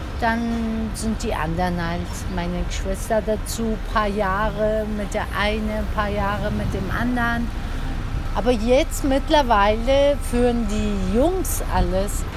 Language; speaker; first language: German; early bilingual, other home language; Turkish